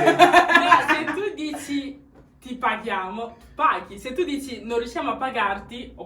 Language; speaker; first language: Italian; early bilingual, other home language; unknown